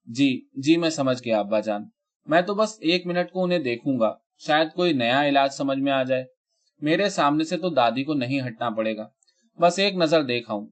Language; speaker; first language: Urdu; native; Urdu